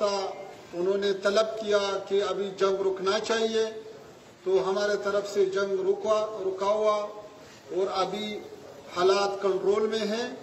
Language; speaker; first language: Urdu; non-native, fluent; Pashto